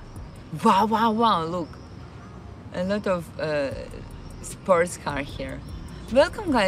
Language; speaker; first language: English; non-native, learner; Russian